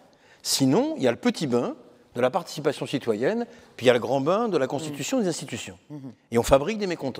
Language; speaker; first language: French; native; French